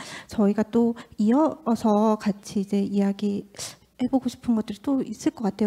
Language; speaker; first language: Korean; native; Korean